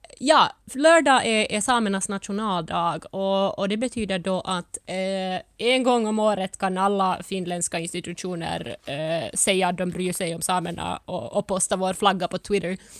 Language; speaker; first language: Swedish; early bilingual, other home language; Finnish